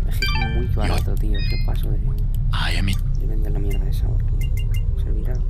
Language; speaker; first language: Spanish; native; Spanish